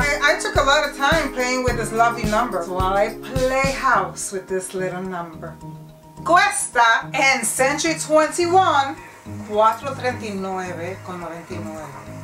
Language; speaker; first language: English; early bilingual, other home language; Spanish